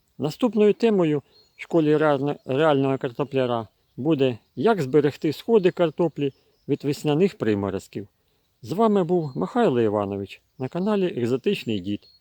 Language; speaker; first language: Ukrainian; native; Ukrainian